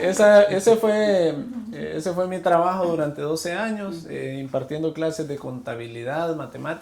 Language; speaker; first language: Spanish; native; Spanish